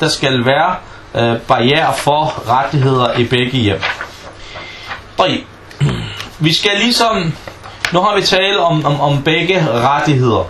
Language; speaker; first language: Danish; non-native, fluent; Arabic